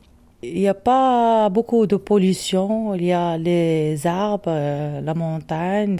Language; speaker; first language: French; non-native, learner; Arabic